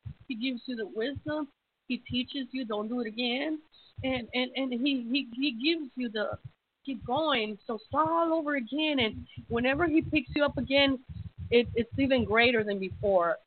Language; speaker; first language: English; early bilingual, other home language; Spanish